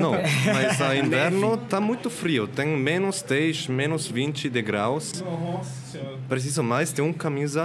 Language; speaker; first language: Portuguese; non-native, learner; Swiss German